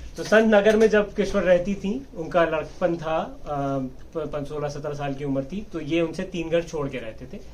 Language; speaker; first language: Urdu; native; Urdu